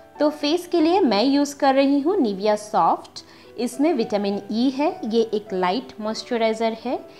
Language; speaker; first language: Hindi; non-native, local second language; Bangla